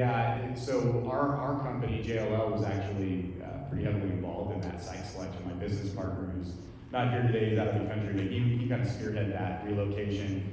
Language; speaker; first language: English; native; English